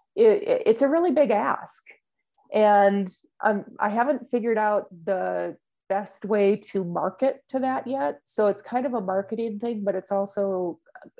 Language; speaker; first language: English; native; English